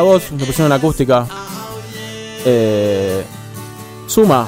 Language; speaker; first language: Spanish; native; Spanish